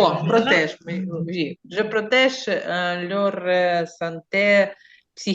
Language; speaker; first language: French; non-native, learner; Ukrainian